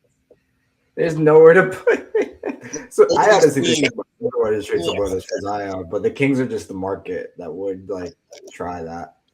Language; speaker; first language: English; native; English